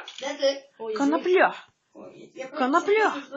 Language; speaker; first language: Ukrainian; native; Ukrainian